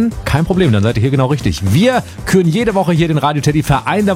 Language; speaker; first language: German; native; German